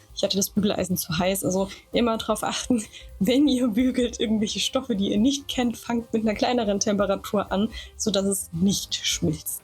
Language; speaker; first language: German; native; German